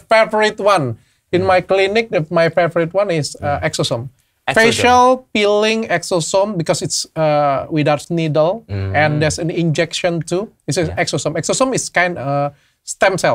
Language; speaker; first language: English; non-native, learner; Indonesian